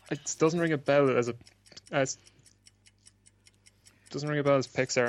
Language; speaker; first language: English; native; English